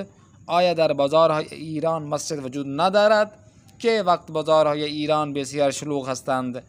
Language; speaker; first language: Persian; non-native, fluent; Urdu